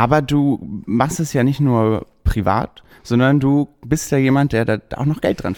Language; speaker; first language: German; native; German